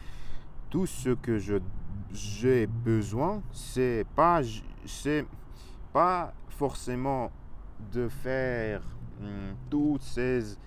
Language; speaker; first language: French; non-native, fluent; Russian